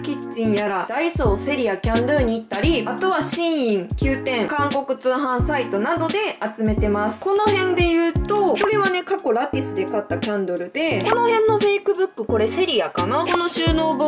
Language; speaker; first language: Japanese; native; Japanese